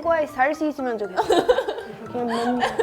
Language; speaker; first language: Korean; non-native, learner; English